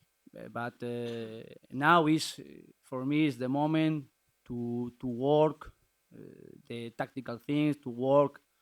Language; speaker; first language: English; non-native, learner; Spanish